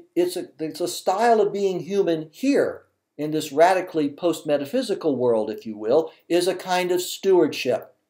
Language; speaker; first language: English; native; English